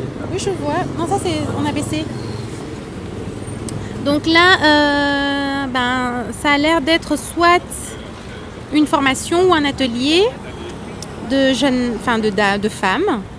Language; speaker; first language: French; native; French